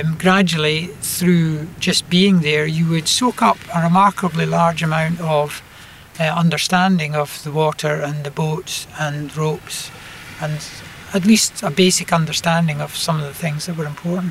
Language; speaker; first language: English; native; English